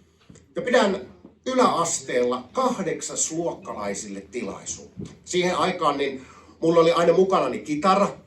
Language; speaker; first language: Finnish; native; Finnish